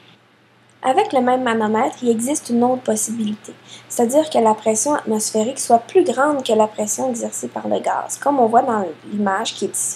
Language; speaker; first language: French; native; French